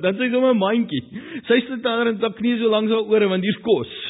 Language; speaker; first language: Afrikaans; native; Afrikaans